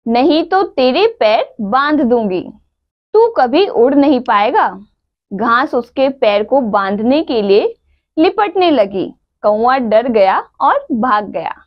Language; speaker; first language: Hindi; native; Hindi